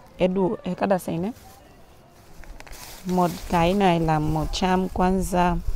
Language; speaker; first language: Vietnamese; non-native, learner; Portuguese